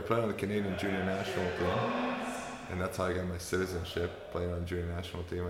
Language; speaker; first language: English; non-native, fluent; Romanian